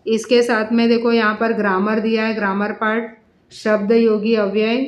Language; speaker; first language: Hindi; non-native, local second language; Marathi